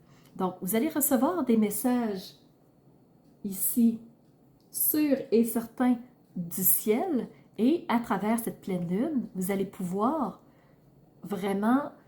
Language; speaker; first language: French; native; French